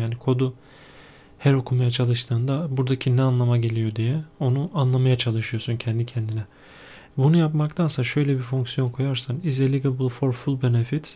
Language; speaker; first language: Turkish; native; Turkish